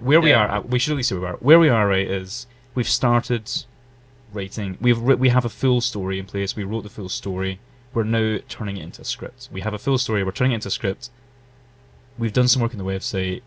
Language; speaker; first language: English; native; English